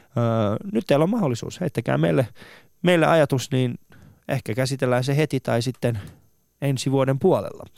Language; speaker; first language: Finnish; early bilingual, other home language; Persian